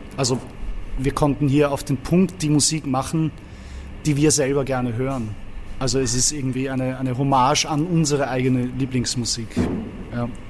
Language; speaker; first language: German; native; German